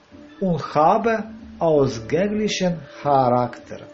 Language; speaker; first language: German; non-native, learner; Russian